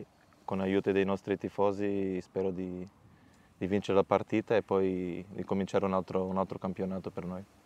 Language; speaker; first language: Italian; non-native, fluent; Macedonian